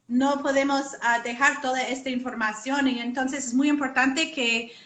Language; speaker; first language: Spanish; non-native, learner; English